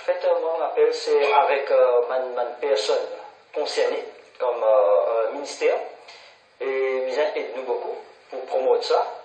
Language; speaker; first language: French; non-native, local second language; Morisyen